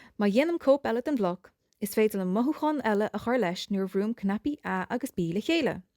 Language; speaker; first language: Irish; native; Irish